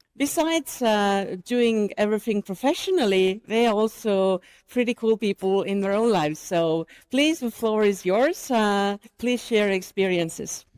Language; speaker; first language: English; non-native, fluent; Estonian